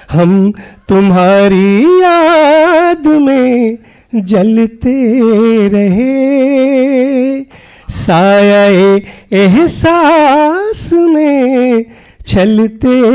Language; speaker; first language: Hindi; native; Hindi